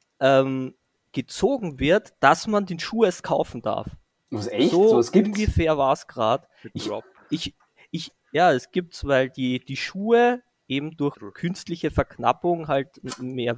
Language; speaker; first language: German; native; German